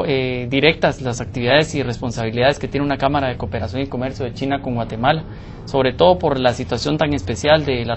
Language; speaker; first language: Spanish; native; Spanish